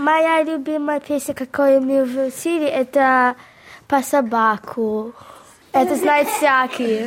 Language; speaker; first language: Russian; early bilingual, heritage; Russian